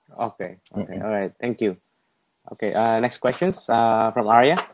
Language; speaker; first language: English; non-native, fluent; Indonesian